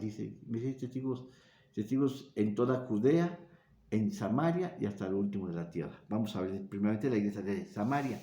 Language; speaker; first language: Spanish; native; Spanish